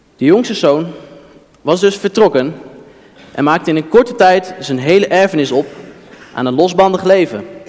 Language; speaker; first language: Dutch; native; Dutch